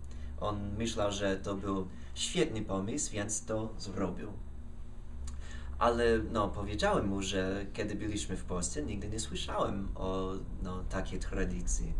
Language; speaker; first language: Polish; non-native, fluent; English